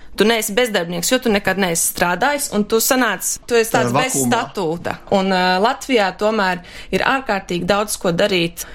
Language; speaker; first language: Latvian; early bilingual, heritage; Latvian